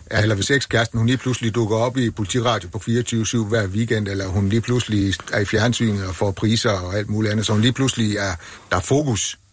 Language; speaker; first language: Danish; native; Danish